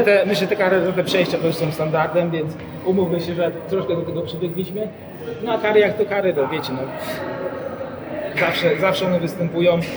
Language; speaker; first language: Polish; native; Polish